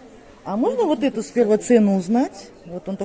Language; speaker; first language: Russian; native; Russian